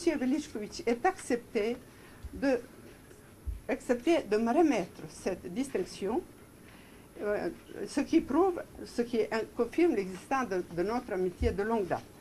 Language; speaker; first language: French; non-native, fluent; Serbian